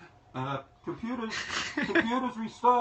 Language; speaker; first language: English; native; English